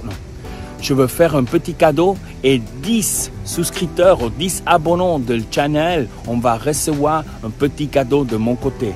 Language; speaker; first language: French; non-native, learner; Spanish